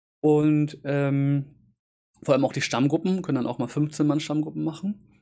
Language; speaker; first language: German; native; German